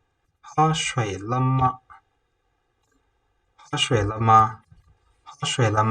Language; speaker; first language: Chinese; non-native, fluent; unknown